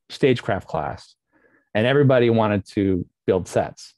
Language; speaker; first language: English; native; English